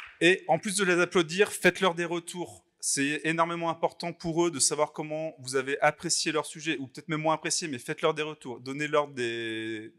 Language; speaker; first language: French; native; French